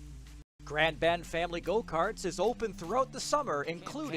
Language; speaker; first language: English; native; English